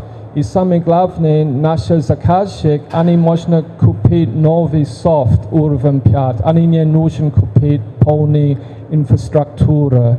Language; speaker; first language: Russian; non-native, learner; English